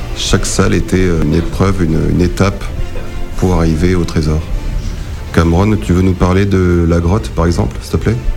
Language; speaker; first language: French; native; French